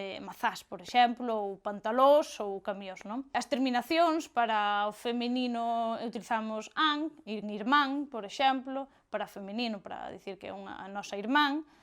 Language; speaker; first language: Galician; native; Galician